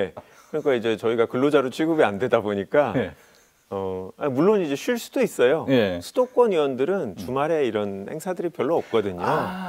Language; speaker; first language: Korean; native; Korean